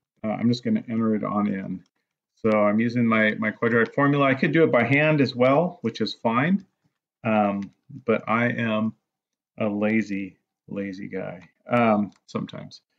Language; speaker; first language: English; native; English